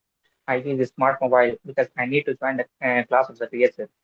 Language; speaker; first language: English; non-native, learner; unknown